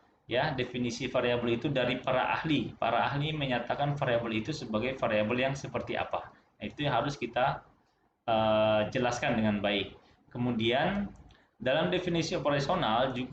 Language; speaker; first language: Indonesian; native; Indonesian